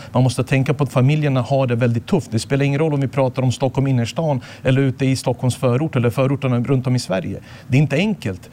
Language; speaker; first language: Swedish; early bilingual, other home language; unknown